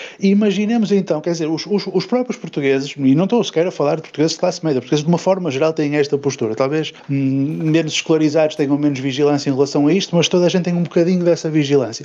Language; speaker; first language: Portuguese; native; Portuguese